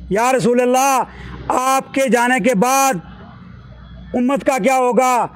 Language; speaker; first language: Hindi; native; Hindi